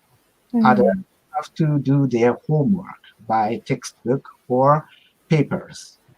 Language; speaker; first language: English; non-native, learner; Japanese